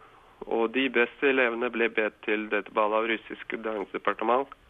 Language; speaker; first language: Norwegian; non-native, fluent; Russian